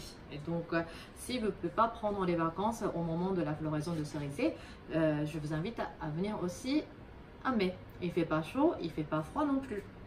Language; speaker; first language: French; non-native, fluent; Japanese